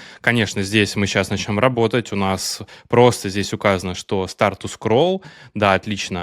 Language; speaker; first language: Russian; native; Russian